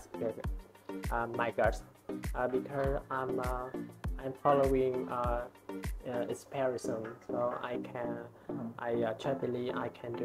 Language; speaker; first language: English; non-native, learner; Vietnamese